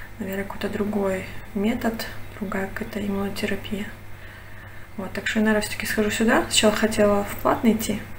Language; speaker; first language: Russian; native; Russian